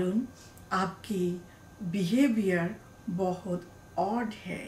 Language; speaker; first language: Hindi; non-native, learner; Bangla